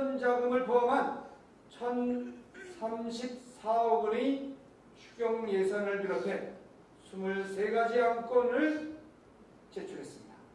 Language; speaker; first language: Korean; native; Korean